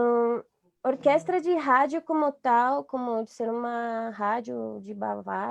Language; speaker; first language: Portuguese; non-native, fluent; Spanish